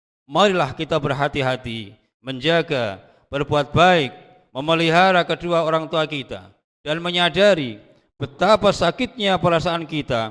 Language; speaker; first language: Indonesian; native; Indonesian